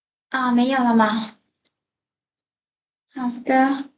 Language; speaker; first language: Chinese; non-native, fluent; Lao